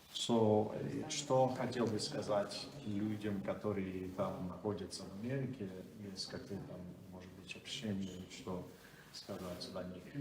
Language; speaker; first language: Russian; non-native, fluent; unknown